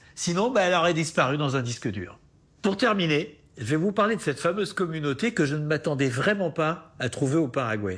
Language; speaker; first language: French; native; French